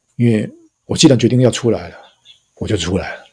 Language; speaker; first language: Chinese; native; Chinese